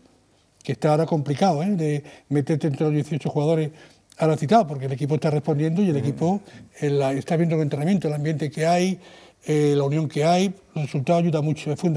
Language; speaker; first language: Spanish; native; Spanish